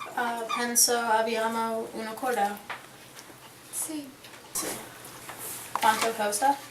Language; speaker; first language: Italian; non-native, learner; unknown